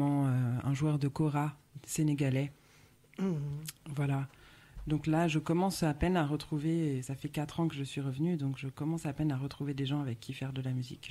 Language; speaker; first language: French; native; French